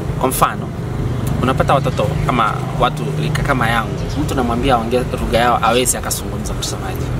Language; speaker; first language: Swahili; native; Swahili